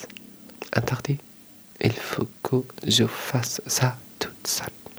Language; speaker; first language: French; non-native, learner; Arabic